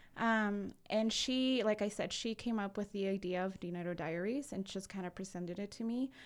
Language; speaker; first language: English; early bilingual, other home language; Spanish